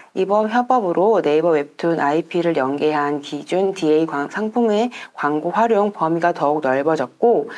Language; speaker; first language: Korean; native; Korean